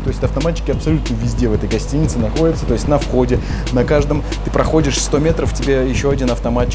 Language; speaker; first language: Russian; native; Russian